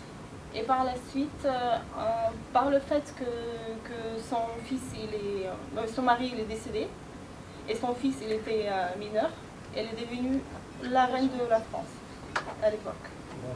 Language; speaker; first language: French; non-native, fluent; Ukrainian